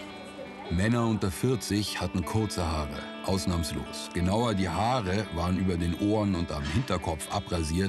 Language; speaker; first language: German; native; German